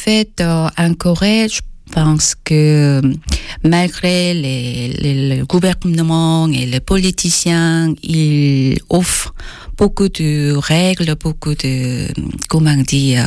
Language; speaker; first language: French; non-native, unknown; Korean